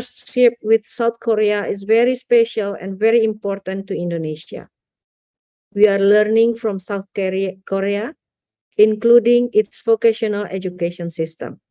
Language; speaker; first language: English; non-native, fluent; Indonesian